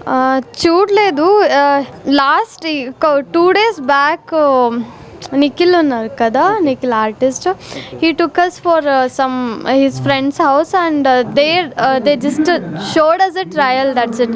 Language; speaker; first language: Telugu; non-native, learner; Kannada